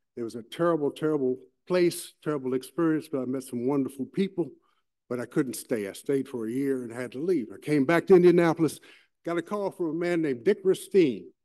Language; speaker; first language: English; native; English